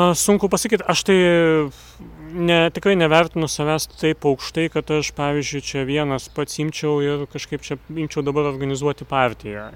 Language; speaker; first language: Lithuanian; native; Lithuanian